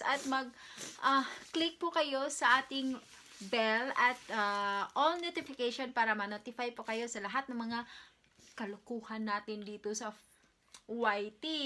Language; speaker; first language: Filipino; non-native, local second language; Cebuano